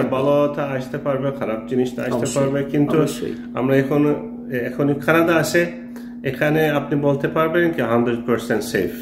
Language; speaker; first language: Bangla; non-native, learner; Turkish